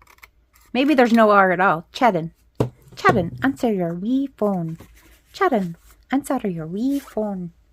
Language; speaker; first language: English; native; English